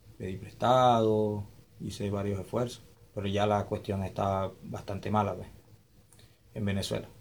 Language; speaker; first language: Spanish; native; Spanish